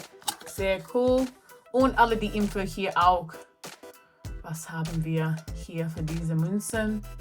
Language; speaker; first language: German; non-native, learner; English